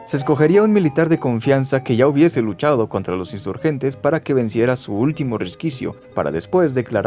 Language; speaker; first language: Spanish; native; Spanish